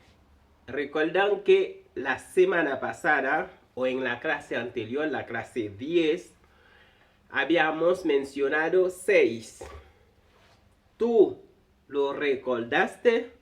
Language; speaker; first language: Spanish; non-native, fluent; Haitian Creole